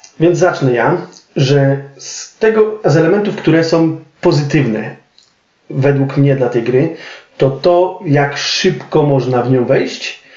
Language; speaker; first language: Polish; native; Polish